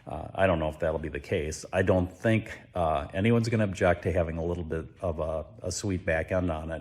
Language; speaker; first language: English; native; English